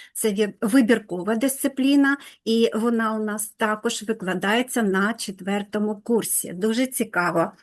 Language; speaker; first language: Ukrainian; non-native, local second language; Russian